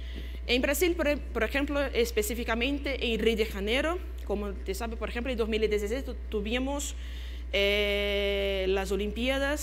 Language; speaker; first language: Spanish; non-native, fluent; Portuguese